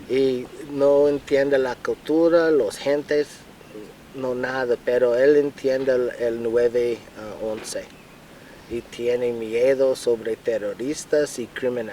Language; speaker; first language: Spanish; non-native, learner; English